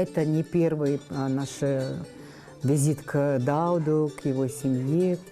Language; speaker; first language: Russian; native; Russian